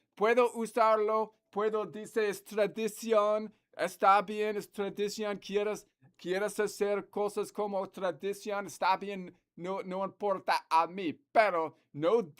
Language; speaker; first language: Spanish; non-native, learner; English